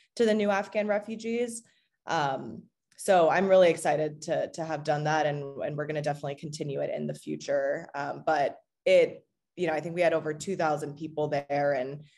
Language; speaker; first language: English; native; English